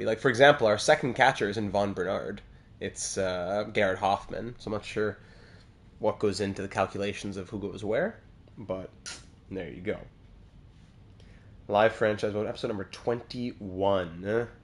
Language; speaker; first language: English; native; English